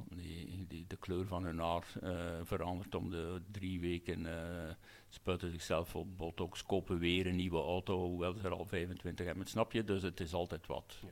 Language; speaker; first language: Dutch; native; Dutch